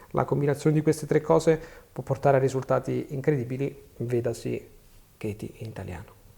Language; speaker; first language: Italian; native; Italian